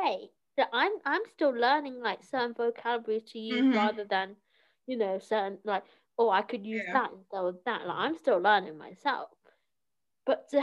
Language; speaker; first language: English; early bilingual, other home language; Cantonese